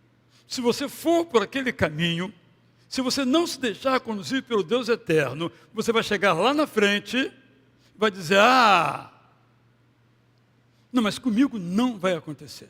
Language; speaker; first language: Portuguese; native; Portuguese